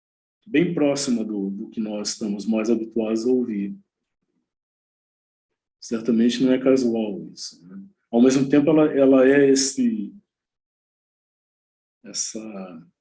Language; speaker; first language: Portuguese; native; Portuguese